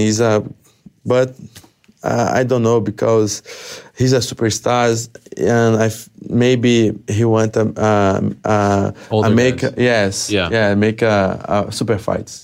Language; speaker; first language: English; non-native, learner; Portuguese